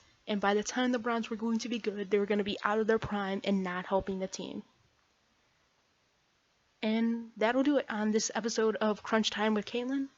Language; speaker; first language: English; native; English